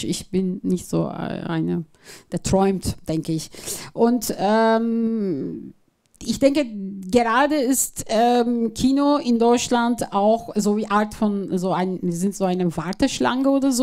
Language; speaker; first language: German; non-native, fluent; Turkish